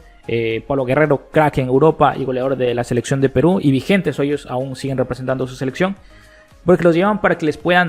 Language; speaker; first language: Spanish; native; Spanish